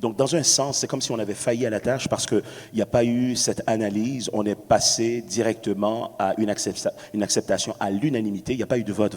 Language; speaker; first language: French; native; French